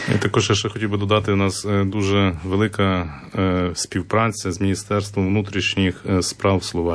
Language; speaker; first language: Slovak; non-native, learner; Ukrainian